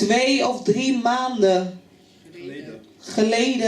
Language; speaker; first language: Dutch; non-native, fluent; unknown